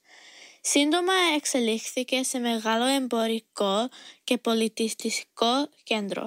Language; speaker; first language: Greek; early bilingual, heritage; Greek